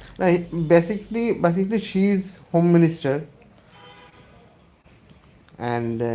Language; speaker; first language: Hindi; non-native, learner; Bangla